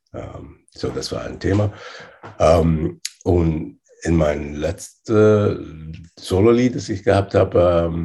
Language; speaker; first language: German; non-native, fluent; English